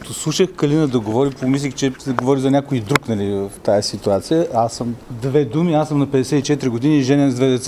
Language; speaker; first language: Bulgarian; native; Bulgarian